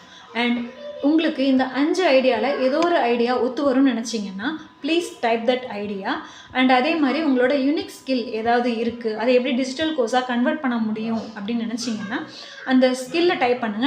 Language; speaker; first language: Tamil; native; Tamil